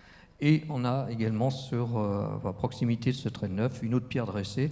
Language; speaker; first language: French; native; French